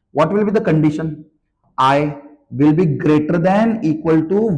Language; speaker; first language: English; non-native, local second language; Marathi